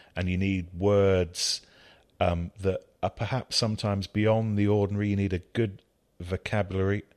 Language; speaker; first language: English; native; English